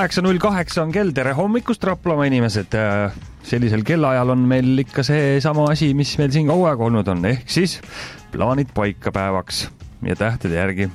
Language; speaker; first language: Estonian; native; Estonian